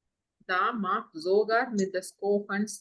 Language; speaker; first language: German; non-native, fluent; Tamil